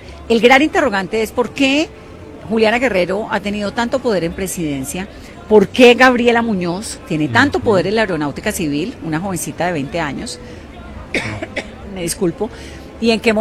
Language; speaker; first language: Spanish; native; Spanish